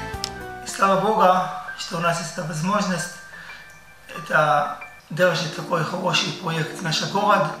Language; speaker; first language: Russian; non-native, learner; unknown